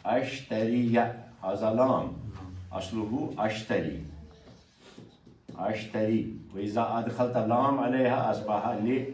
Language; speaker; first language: Arabic; non-native, fluent; Urdu